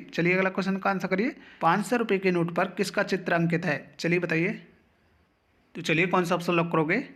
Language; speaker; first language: Hindi; native; Hindi